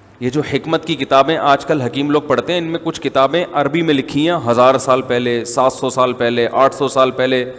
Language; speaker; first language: Urdu; native; Urdu